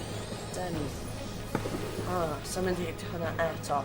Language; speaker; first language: Welsh; non-native, local second language; English